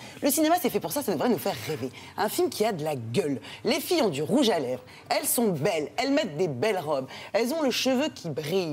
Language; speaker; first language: French; native; French